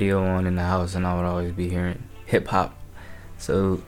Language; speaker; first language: English; native; English